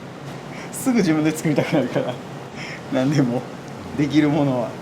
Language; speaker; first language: Japanese; native; Japanese